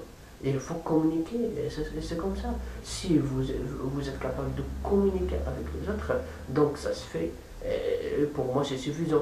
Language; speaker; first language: French; non-native, fluent; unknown